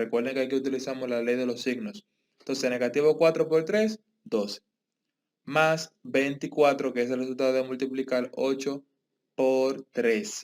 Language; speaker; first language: Spanish; native; Spanish